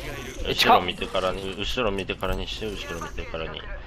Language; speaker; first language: Japanese; native; Japanese